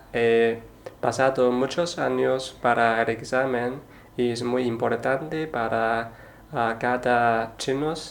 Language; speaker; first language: Spanish; non-native, learner; Chinese